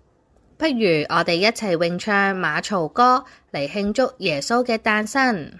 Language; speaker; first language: Chinese; native; Chinese